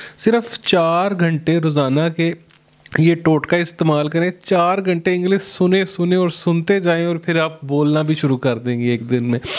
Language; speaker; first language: Urdu; non-native, local second language; Punjabi